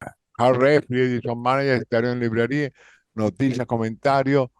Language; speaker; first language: Spanish; native; Spanish